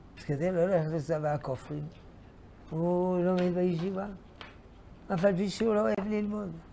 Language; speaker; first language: Hebrew; non-native, fluent; French